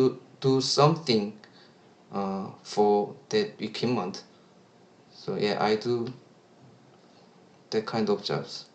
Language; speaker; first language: English; non-native, learner; Korean